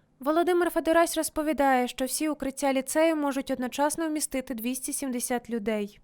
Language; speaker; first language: Ukrainian; native; Ukrainian